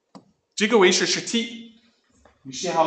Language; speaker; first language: Chinese; non-native, learner; English